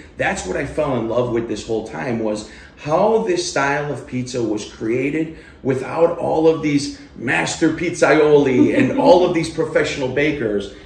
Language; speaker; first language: English; early bilingual, other home language; Italian